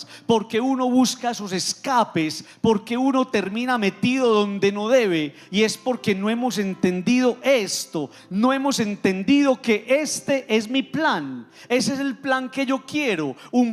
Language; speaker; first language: Spanish; native; Spanish